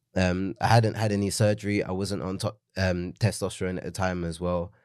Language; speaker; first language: English; native; English